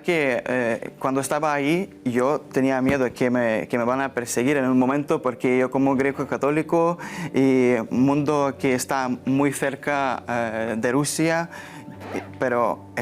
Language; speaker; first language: Spanish; non-native, learner; Ukrainian